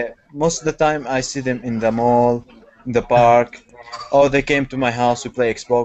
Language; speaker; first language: English; non-native, learner; Arabic